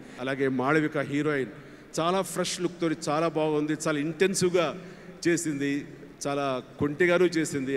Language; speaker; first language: Telugu; native; Telugu